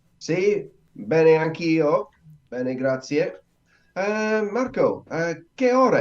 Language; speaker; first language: Italian; non-native, learner; English